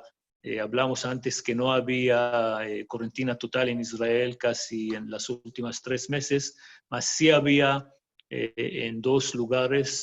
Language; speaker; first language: Spanish; non-native, fluent; Arabic